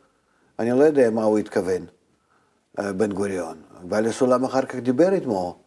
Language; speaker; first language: Hebrew; non-native, fluent; Russian